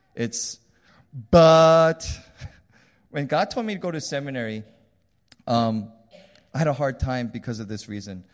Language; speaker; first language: English; early bilingual, other home language; Korean